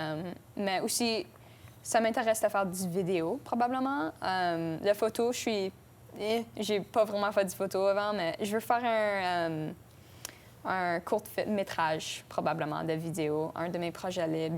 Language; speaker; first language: French; non-native, local second language; English